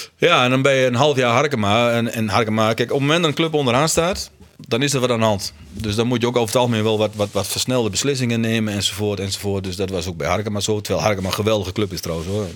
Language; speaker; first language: Dutch; native; Dutch